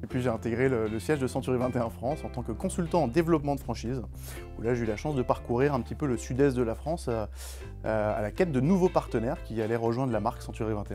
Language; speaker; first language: French; native; French